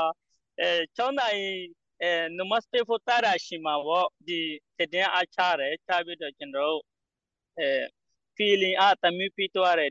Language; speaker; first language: Burmese; non-native, local second language; Rohingya